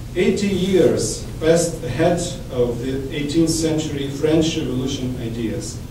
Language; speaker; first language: English; non-native, fluent; Ukrainian